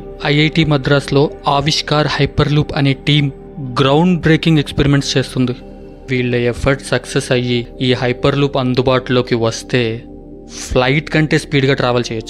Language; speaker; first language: Telugu; native; Telugu